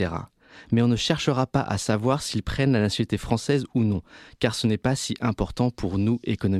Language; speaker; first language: French; native; French